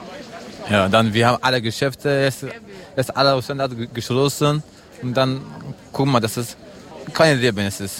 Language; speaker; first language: German; non-native, learner; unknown